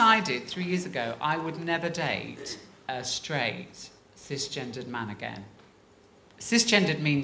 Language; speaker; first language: English; native; English